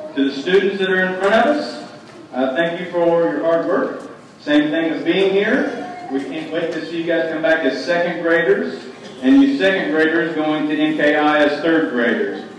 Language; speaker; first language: English; native; English